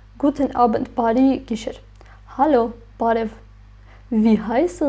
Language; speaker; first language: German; non-native, fluent; Armenian